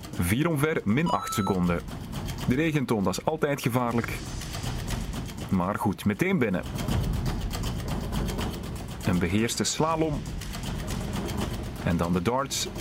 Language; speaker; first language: Dutch; native; Dutch